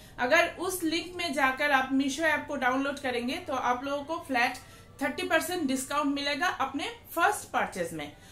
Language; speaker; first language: Hindi; non-native, local second language; Bangla